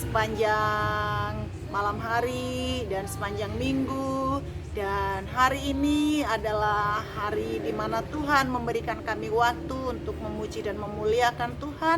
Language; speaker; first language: Indonesian; native; Indonesian